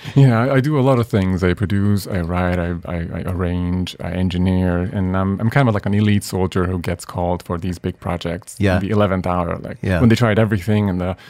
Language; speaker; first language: English; non-native, fluent; Hungarian